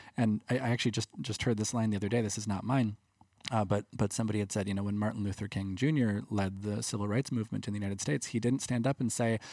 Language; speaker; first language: English; native; English